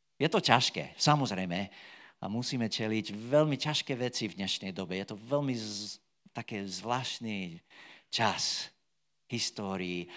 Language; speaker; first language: Slovak; non-native, fluent; English